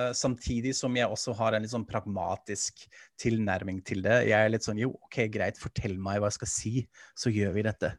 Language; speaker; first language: Norwegian; non-native, fluent; German